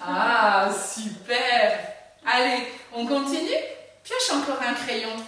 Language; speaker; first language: French; native; French